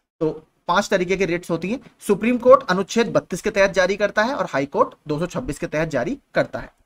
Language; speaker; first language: Hindi; native; Hindi